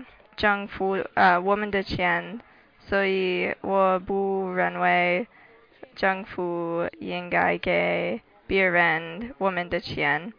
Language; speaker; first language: Chinese; non-native, learner; English